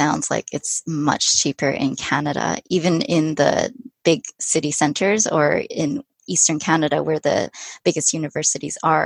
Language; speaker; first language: English; native; English